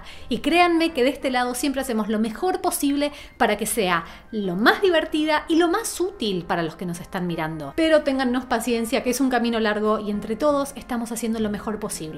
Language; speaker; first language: Spanish; native; Spanish